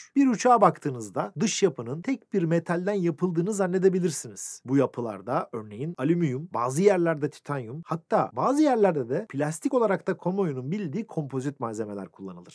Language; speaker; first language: Turkish; native; Turkish